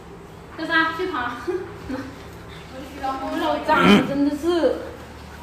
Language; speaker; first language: Chinese; non-native, fluent; Lao